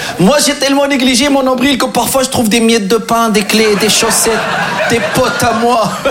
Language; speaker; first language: French; non-native, local second language; Arabic